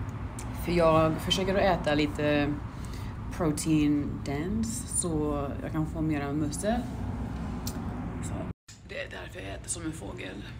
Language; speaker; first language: Swedish; early bilingual, heritage; Swedish